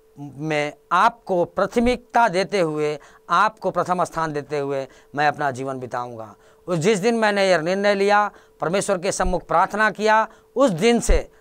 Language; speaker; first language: Hindi; native; Hindi